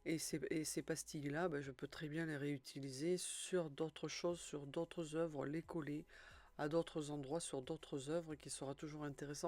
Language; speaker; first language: French; native; French